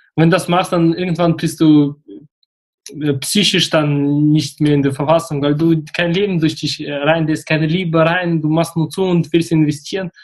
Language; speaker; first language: German; early bilingual, other home language; Russian